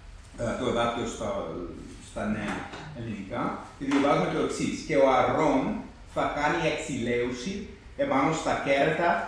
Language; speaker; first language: Greek; non-native, fluent; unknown